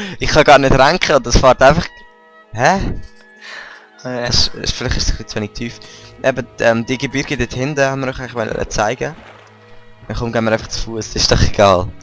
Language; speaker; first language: German; native; German